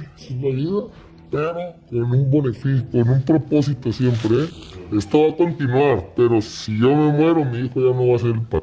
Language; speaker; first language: Spanish; native; Spanish